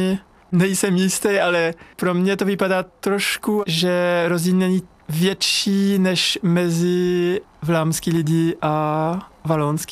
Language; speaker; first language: Czech; non-native, fluent; French